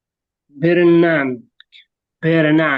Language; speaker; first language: Indonesian; non-native, learner; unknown